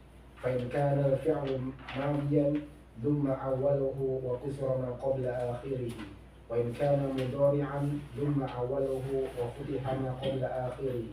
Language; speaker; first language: Arabic; non-native, learner; Indonesian